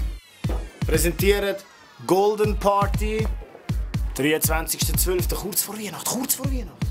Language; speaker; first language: German; native; German